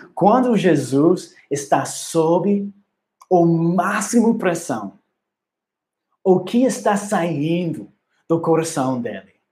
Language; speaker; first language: Portuguese; non-native, learner; English